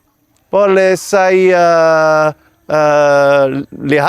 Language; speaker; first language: Indonesian; non-native, learner; English